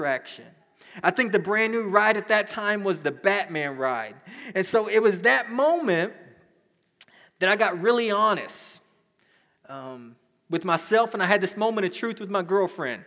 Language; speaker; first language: English; native; English